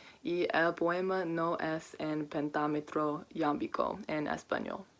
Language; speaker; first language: Spanish; non-native, learner; English